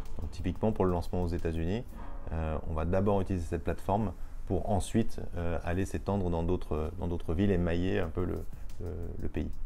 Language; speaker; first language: French; native; French